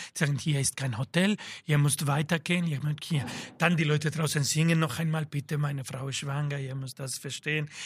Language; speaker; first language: German; non-native, fluent; Spanish